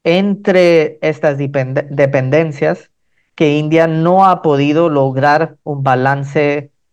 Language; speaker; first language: Spanish; non-native, fluent; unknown